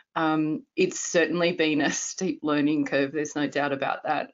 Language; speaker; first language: English; native; English